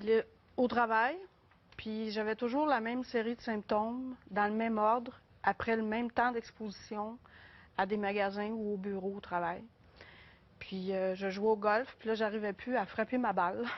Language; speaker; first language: French; native; French